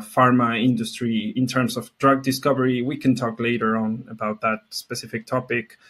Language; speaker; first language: English; non-native, fluent; Spanish